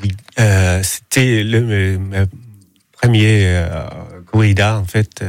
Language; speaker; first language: French; non-native, learner; Danish